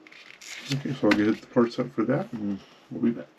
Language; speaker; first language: English; native; English